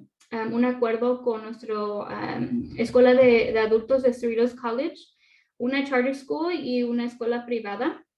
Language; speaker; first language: Spanish; early bilingual, other home language; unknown